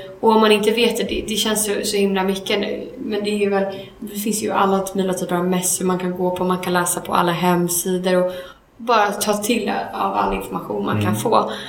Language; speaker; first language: Swedish; native; Swedish